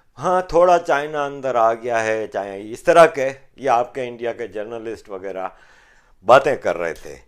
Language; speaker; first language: Urdu; native; Urdu